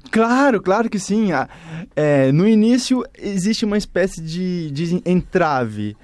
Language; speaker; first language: Portuguese; native; Portuguese